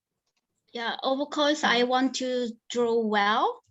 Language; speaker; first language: English; non-native, fluent; Korean